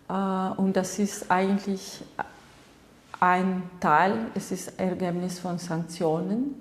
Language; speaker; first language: German; non-native, learner; Belarusian